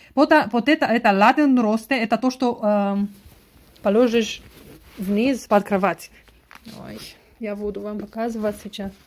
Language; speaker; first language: Russian; non-native, learner; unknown